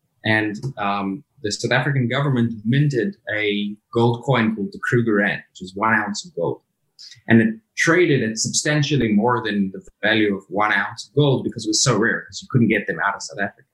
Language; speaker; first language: English; native; English